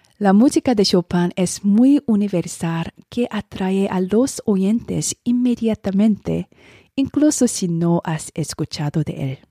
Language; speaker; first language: Spanish; non-native, learner; Korean